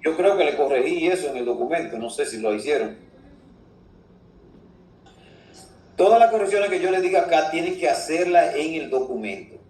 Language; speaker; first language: Spanish; native; Spanish